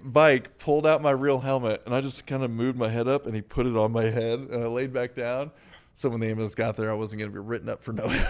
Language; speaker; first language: English; native; English